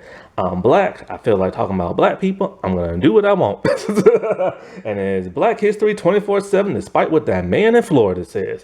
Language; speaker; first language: English; native; English